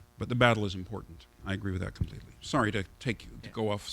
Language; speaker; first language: English; native; English